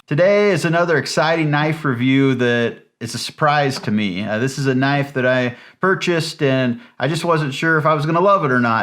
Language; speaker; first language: English; native; English